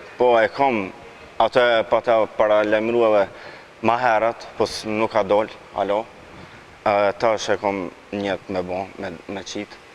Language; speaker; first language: Albanian; native; Albanian